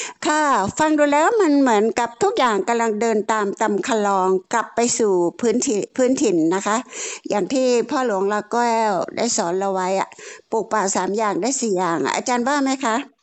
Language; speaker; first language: Thai; native; Thai